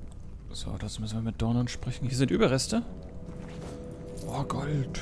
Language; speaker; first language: German; native; German